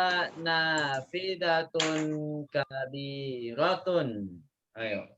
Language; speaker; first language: Arabic; non-native, fluent; Indonesian